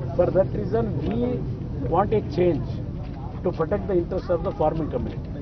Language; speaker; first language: English; non-native, local second language; Kannada